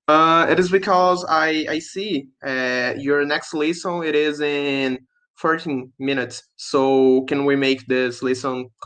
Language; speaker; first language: English; non-native, learner; Portuguese